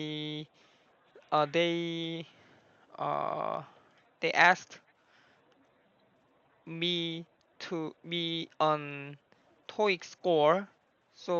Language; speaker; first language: English; non-native, learner; Korean